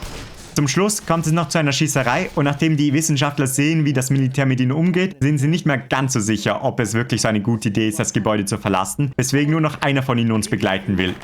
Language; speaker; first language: German; native; German